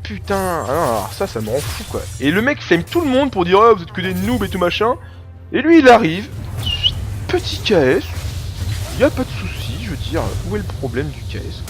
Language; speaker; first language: French; native; French